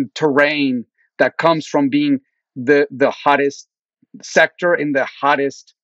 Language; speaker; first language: English; early bilingual, other home language; Spanish